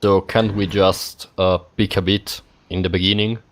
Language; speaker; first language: English; non-native, fluent; Italian